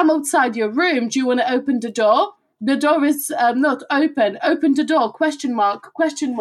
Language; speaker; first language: English; non-native, fluent; Polish